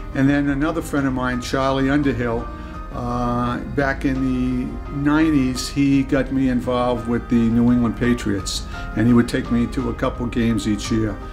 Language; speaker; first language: English; native; English